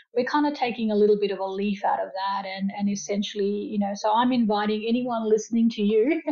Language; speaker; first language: English; early bilingual, other home language; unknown